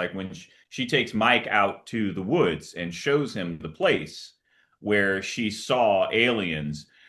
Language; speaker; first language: English; native; English